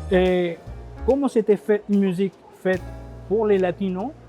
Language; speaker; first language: French; non-native, fluent; Spanish